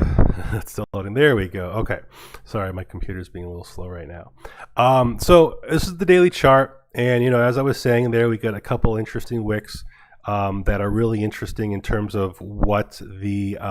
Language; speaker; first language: English; native; English